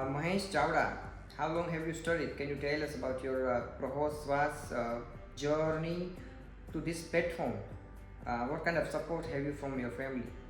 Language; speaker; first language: English; non-native, local second language; Gujarati